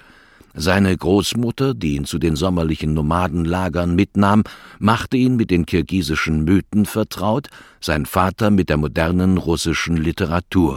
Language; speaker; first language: German; native; German